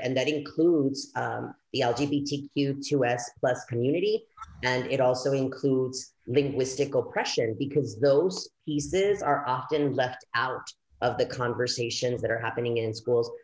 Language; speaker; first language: English; early bilingual, other home language; Spanish